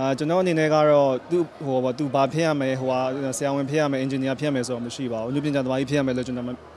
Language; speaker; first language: Burmese; native; Burmese